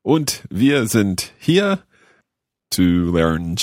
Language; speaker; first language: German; non-native, learner; English